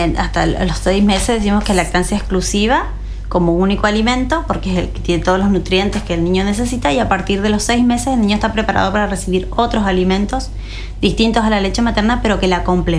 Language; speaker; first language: Spanish; native; Spanish